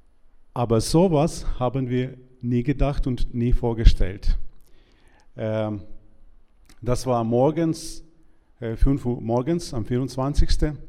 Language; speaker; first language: German; non-native, learner; Ukrainian